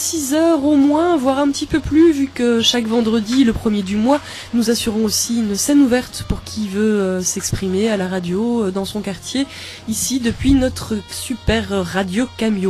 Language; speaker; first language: French; native; French